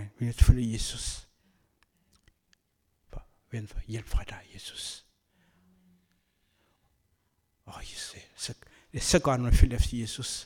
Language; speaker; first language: Danish; non-native, learner; Kabuverdianu